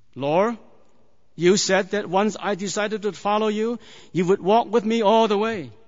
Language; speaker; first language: English; non-native, fluent; Chinese